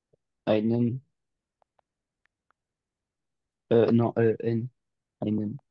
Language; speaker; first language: German; non-native, learner; French